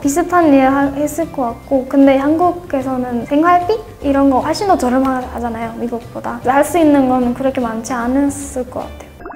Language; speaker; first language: Korean; non-native, fluent; English